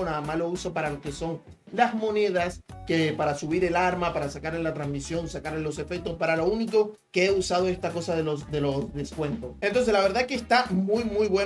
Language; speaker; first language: Spanish; native; Spanish